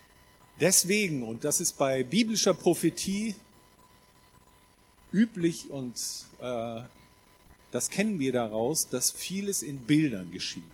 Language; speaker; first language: German; native; German